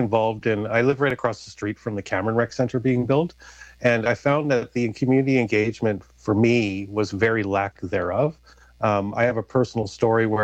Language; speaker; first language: English; native; English